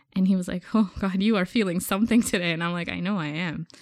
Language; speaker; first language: English; early bilingual, other home language; Urdu